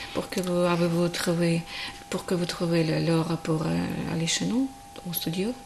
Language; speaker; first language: French; non-native, learner; Ukrainian